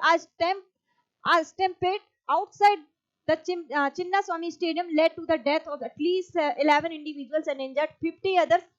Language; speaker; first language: English; non-native, local second language; Hindi